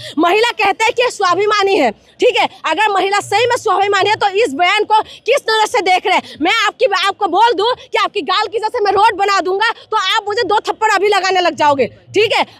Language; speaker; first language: Hindi; non-native, local second language; Manipuri